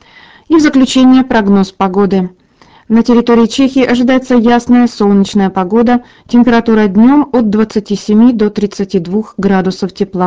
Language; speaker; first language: Russian; native; Russian